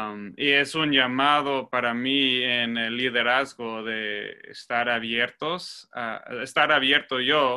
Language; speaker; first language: Spanish; non-native, fluent; English